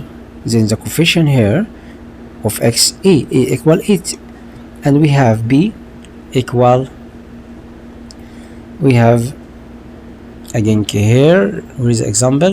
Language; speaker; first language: English; non-native, local second language; Arabic